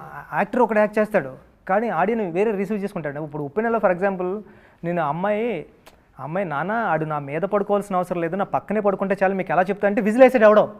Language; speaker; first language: Telugu; native; Telugu